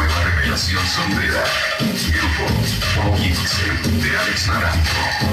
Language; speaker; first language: Spanish; native; Spanish